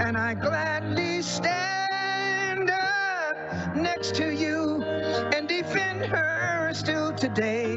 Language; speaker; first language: English; native; English